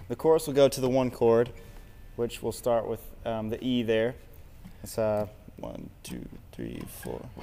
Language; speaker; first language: English; native; English